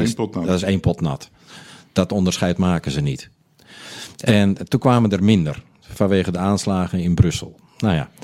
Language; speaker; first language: Dutch; native; Dutch